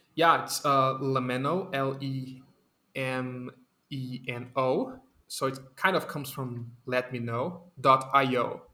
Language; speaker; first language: English; non-native, fluent; Portuguese